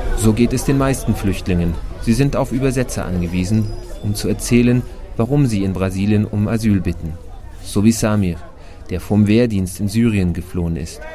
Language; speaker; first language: German; native; German